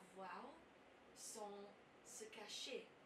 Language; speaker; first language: French; non-native, learner; English